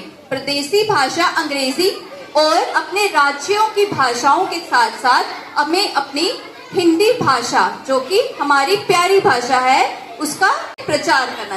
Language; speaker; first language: Hindi; native; Hindi